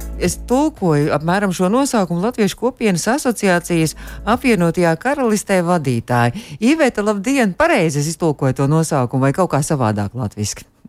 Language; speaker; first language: Latvian; native; Latvian